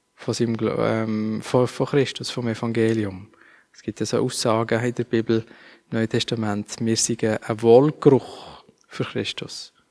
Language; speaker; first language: German; native; German